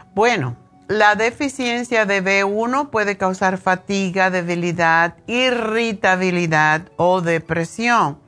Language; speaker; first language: Spanish; native; Spanish